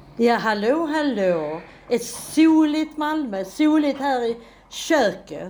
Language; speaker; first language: Swedish; native; Swedish